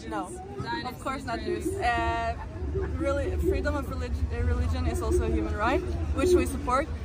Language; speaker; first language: English; non-native, fluent; Norwegian